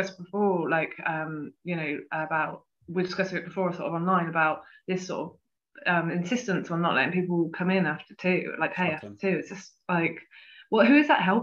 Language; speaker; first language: English; native; English